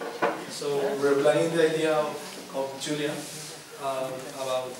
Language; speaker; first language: English; non-native, learner; Spanish